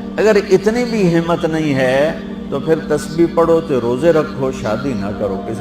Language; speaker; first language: Urdu; non-native, local second language; Punjabi